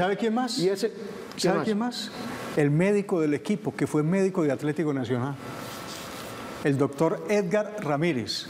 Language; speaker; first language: Spanish; native; Spanish